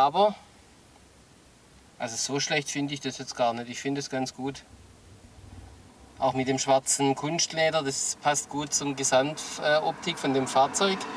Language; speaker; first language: German; native; German